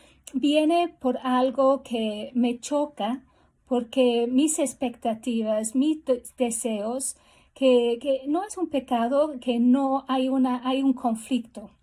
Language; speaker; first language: Spanish; non-native, fluent; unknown